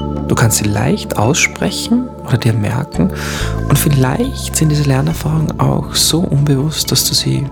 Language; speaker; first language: German; native; German